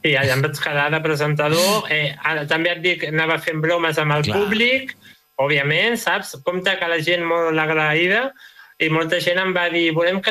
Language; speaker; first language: Catalan; native; Catalan